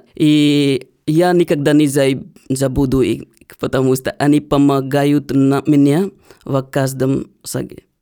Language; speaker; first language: Russian; non-native, learner; Hindi